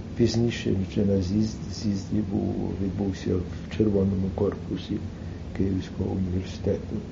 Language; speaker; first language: Ukrainian; early bilingual, heritage; Ukrainian